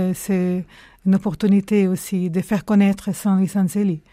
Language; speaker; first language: French; non-native, fluent; Portuguese